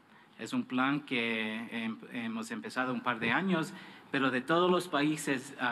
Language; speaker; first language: Spanish; non-native, fluent; English